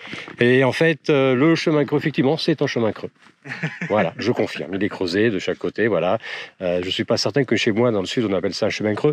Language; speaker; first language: French; native; French